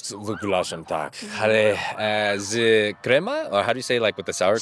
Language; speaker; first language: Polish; non-native, learner; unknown